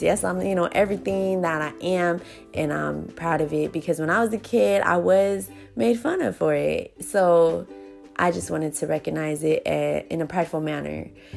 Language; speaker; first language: English; early bilingual, other home language; Spanish